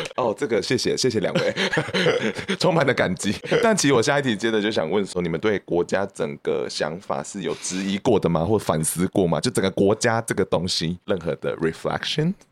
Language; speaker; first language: Chinese; native; Chinese